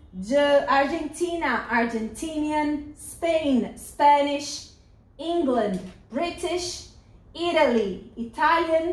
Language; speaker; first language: English; non-native, fluent; Portuguese